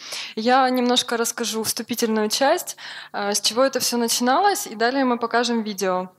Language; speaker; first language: Russian; native; Russian